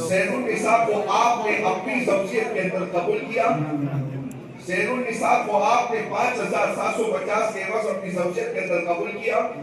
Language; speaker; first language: Urdu; non-native, local second language; Gujarati